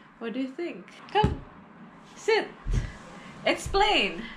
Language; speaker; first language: English; non-native, learner; Indonesian